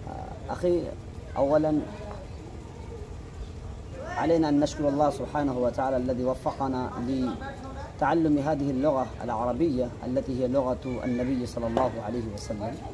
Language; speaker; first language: Arabic; non-native, fluent; Urdu